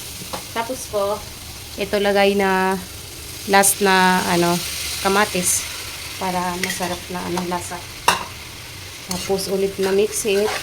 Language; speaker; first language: Filipino; non-native, learner; Punjabi